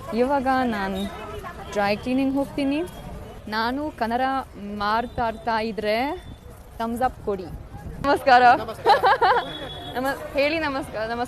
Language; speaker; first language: Kannada; non-native, learner; German